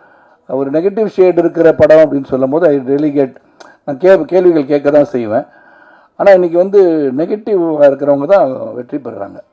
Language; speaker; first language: Tamil; native; Tamil